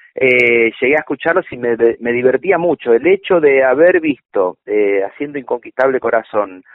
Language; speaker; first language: Spanish; native; Spanish